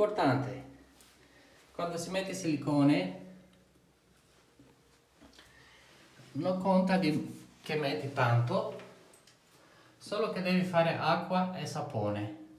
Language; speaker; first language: Italian; non-native, fluent; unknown